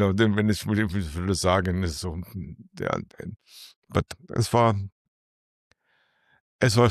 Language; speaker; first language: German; non-native, learner; English